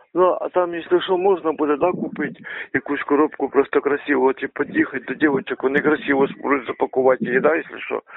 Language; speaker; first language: Ukrainian; non-native, local second language; Russian